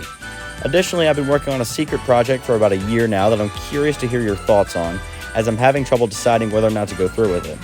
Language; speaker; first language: English; native; English